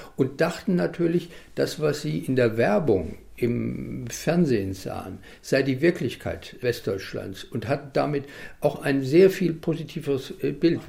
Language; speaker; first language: German; native; German